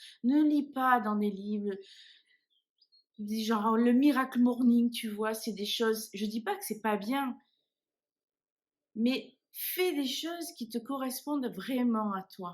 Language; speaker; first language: French; native; French